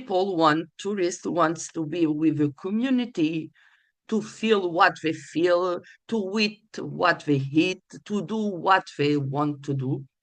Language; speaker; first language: English; non-native, fluent; Portuguese